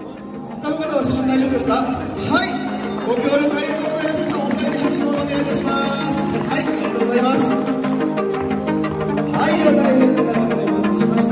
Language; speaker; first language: Japanese; native; Japanese